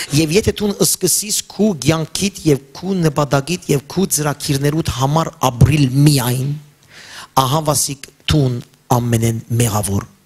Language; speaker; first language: Armenian; early bilingual, heritage; Armenian